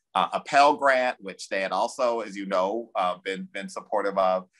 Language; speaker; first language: English; native; English